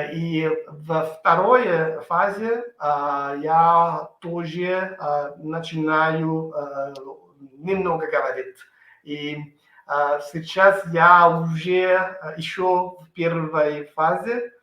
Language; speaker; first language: Russian; non-native, learner; Italian